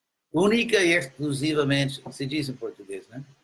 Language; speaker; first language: Portuguese; non-native, fluent; English